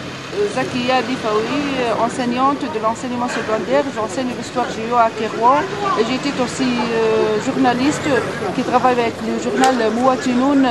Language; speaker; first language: French; non-native, local second language; Arabic